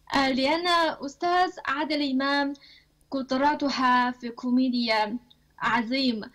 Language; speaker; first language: Arabic; non-native, learner; Chinese